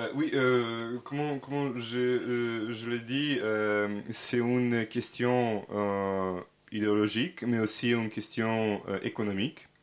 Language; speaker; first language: French; non-native, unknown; Serbian